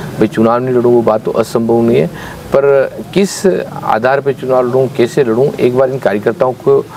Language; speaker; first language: Hindi; native; Hindi